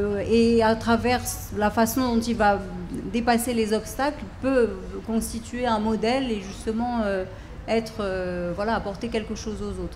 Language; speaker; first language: French; native; French